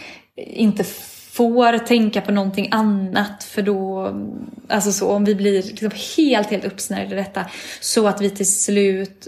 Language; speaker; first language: Swedish; native; Swedish